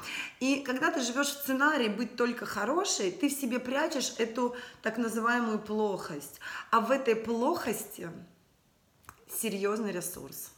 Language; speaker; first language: Russian; native; Russian